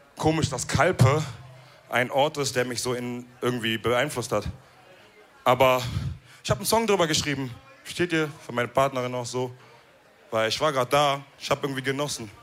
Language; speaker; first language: German; early bilingual, other home language; Wolof